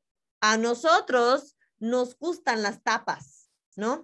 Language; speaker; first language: Spanish; non-native, fluent; English